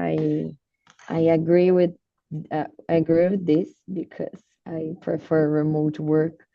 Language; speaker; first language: English; non-native, learner; Portuguese